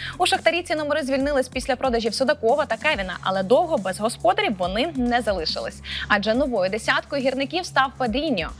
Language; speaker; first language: Ukrainian; native; Ukrainian